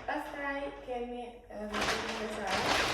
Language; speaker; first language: Albanian; early bilingual, heritage; Albanian